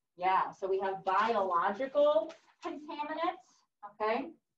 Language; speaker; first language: English; native; English